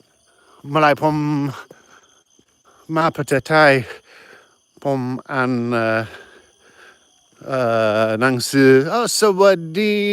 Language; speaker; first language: Thai; non-native, learner; English